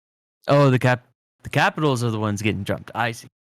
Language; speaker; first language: English; native; English